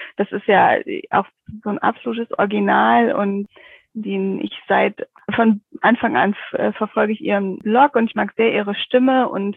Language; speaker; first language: German; native; German